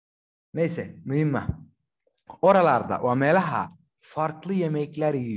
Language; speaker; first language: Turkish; non-native, fluent; Somali